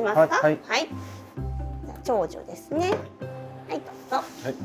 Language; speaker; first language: Japanese; native; Japanese